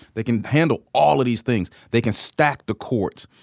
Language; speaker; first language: English; native; English